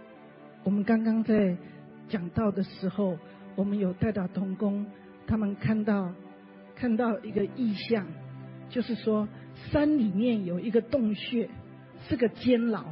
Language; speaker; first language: Chinese; native; Chinese